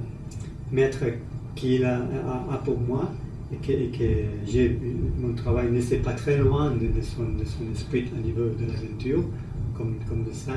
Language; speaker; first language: French; non-native, learner; Spanish